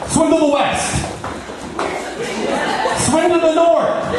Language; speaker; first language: English; native; English